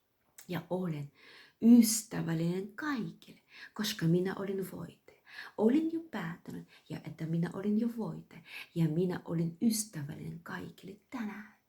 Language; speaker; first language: Finnish; non-native, fluent; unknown